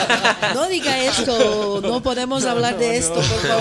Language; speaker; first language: Spanish; non-native, fluent; Portuguese